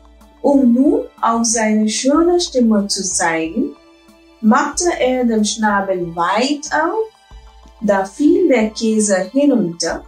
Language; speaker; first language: German; non-native, fluent; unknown